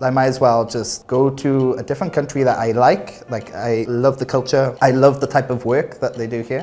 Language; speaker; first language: English; native; English